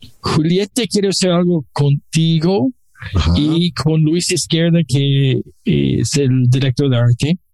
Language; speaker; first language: Spanish; non-native, learner; English